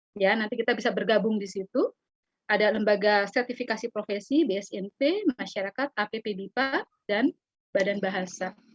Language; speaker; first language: Indonesian; native; Indonesian